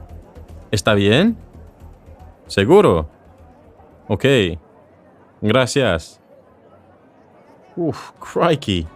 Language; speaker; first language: Spanish; non-native, learner; English